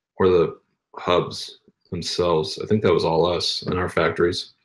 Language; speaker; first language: English; native; English